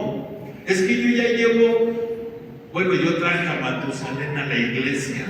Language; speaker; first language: Spanish; native; Spanish